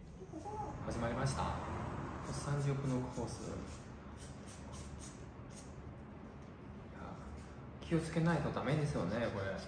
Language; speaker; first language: Japanese; non-native, fluent; Chinese